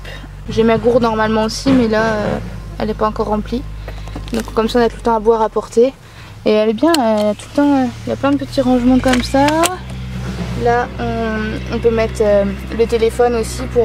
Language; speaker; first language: French; native; French